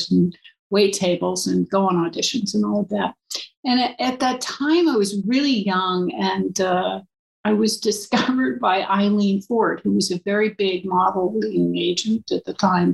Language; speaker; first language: English; native; English